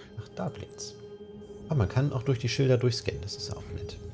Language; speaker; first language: German; native; German